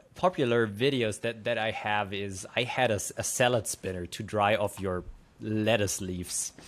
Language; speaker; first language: English; non-native, fluent; German